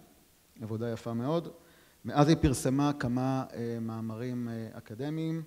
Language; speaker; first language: Hebrew; native; Hebrew